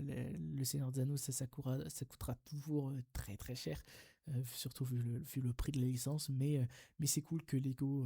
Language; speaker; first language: French; native; French